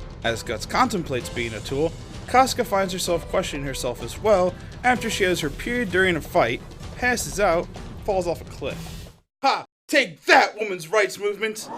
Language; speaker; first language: English; native; English